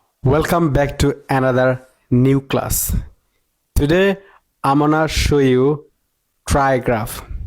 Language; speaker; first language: English; non-native, local second language; Bangla